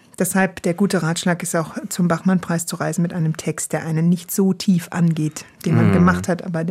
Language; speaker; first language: German; native; German